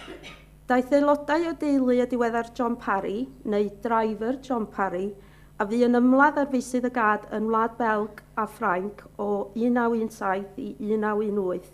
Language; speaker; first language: Welsh; native; Welsh